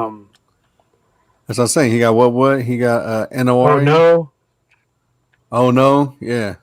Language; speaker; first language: English; native; English